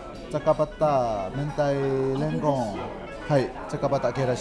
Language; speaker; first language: Japanese; non-native, learner; Burmese